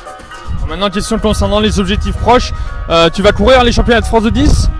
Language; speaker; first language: French; native; French